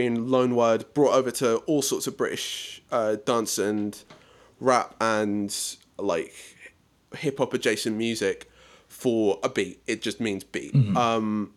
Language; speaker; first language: English; native; English